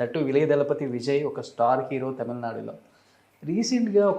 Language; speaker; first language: Telugu; native; Telugu